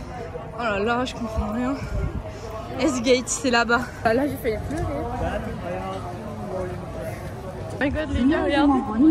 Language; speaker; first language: French; native; French